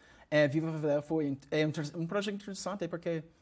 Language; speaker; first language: Portuguese; non-native, learner; English